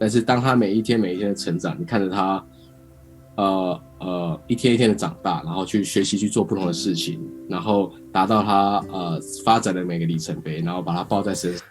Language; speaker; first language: Chinese; native; Chinese